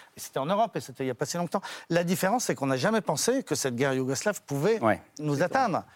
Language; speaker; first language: French; native; French